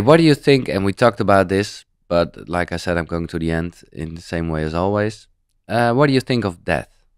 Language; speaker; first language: English; non-native, fluent; Dutch